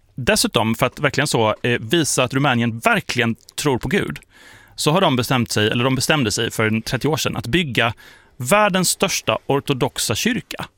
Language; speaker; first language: Swedish; early bilingual, other home language; Polish